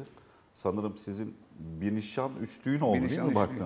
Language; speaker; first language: Turkish; native; Turkish